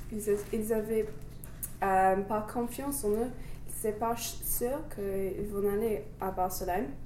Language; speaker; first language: French; non-native, learner; English